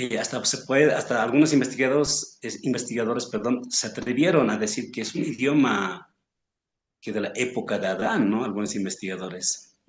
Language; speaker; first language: Spanish; non-native, local second language; Aymara